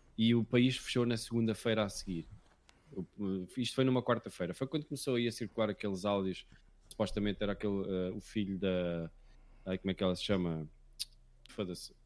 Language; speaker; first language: Portuguese; native; Portuguese